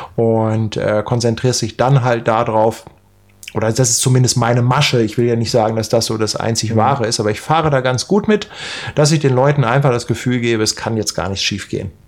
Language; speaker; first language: German; native; German